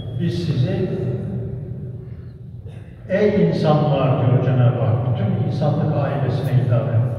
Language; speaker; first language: Turkish; native; Turkish